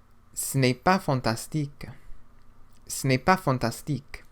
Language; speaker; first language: French; non-native, fluent; English